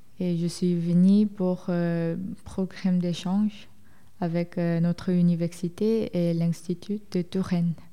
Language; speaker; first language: French; non-native, fluent; Korean